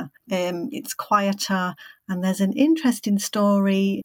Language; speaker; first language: English; native; English